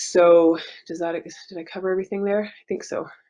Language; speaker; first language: English; native; English